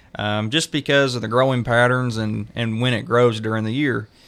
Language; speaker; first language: English; native; English